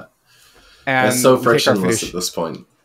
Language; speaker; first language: English; native; English